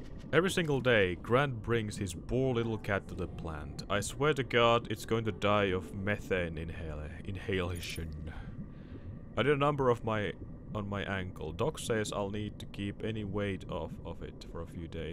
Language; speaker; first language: English; non-native, fluent; Finnish